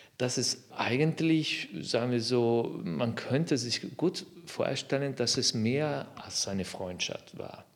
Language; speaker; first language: German; non-native, fluent; Italian